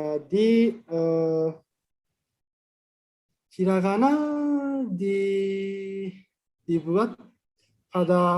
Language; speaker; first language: Indonesian; non-native, fluent; Japanese